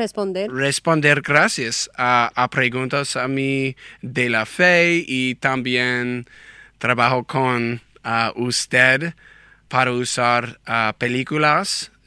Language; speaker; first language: Spanish; non-native, learner; English